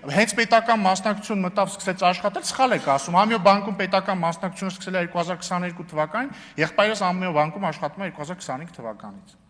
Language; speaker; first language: Armenian; native; Armenian